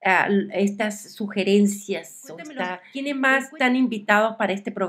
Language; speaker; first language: Spanish; native; Spanish